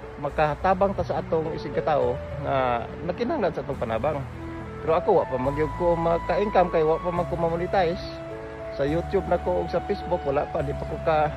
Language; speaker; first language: Cebuano; native; Cebuano